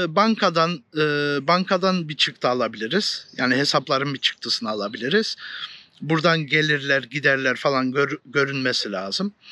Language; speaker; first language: Turkish; native; Turkish